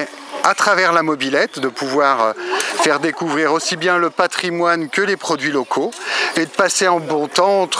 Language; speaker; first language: French; native; French